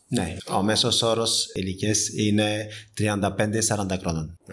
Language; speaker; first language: Greek; non-native, fluent; French